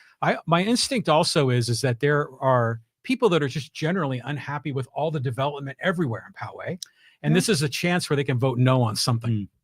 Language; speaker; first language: English; native; English